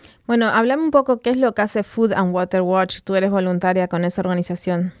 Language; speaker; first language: Spanish; native; Spanish